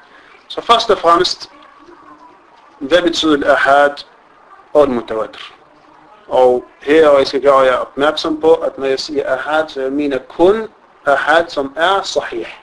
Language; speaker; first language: Danish; non-native, fluent; Arabic